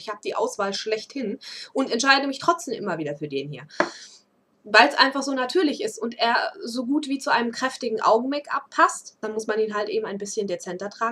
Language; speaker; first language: German; native; German